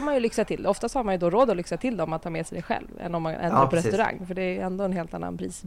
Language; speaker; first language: Swedish; native; Swedish